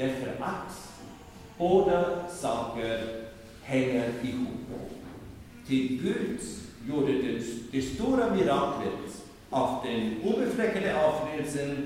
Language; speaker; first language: Swedish; non-native, fluent; German